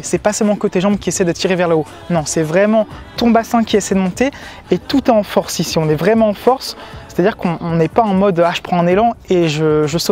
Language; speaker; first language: French; native; French